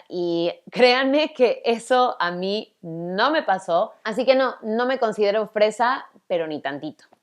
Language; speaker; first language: Spanish; early bilingual, other home language; English